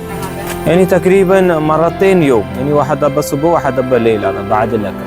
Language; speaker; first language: Arabic; non-native, learner; Malayalam